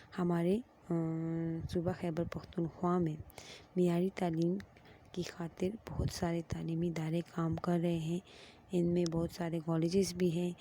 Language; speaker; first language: Urdu; non-native, local second language; Pashto